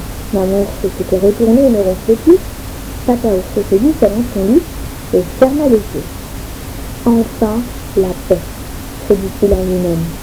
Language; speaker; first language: French; native; French